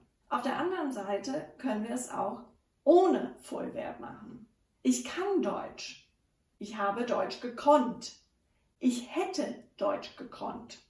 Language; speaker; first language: German; non-native, fluent; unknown